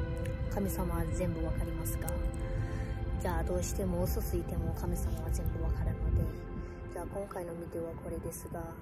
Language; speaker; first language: Japanese; early bilingual, other home language; Portuguese